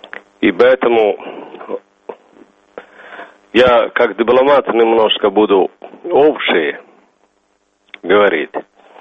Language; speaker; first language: Russian; non-native, fluent; Somali